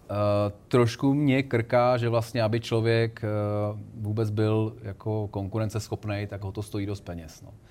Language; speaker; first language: Czech; native; Czech